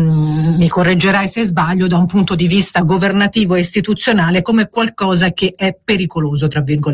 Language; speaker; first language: Italian; native; Italian